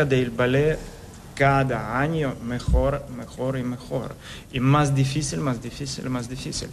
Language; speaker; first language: Spanish; non-native, fluent; Ukrainian